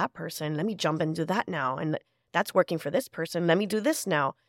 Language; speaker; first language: English; early bilingual, other home language; Spanish